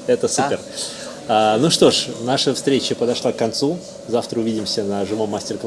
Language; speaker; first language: Russian; native; Russian